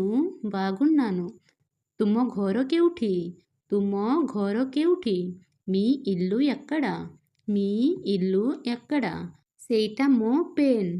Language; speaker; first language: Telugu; non-native, fluent; Odia